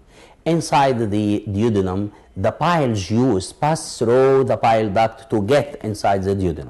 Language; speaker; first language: English; non-native, local second language; Arabic